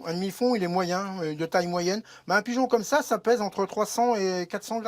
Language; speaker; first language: French; native; French